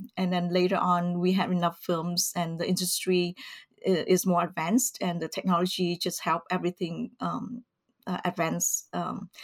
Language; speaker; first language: English; early bilingual, other home language; Vietnamese